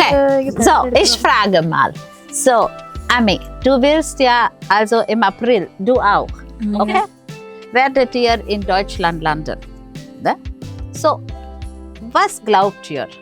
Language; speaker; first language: German; non-native, fluent; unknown